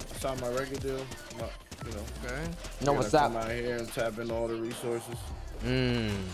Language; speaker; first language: English; native; English